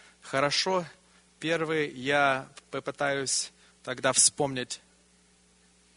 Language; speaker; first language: Russian; early bilingual, heritage; Russian